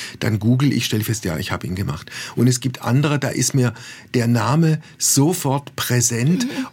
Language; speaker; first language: German; native; German